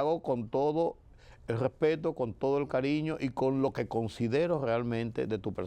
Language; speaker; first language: Spanish; native; Spanish